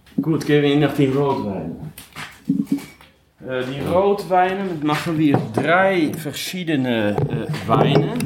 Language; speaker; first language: German; non-native, learner; Dutch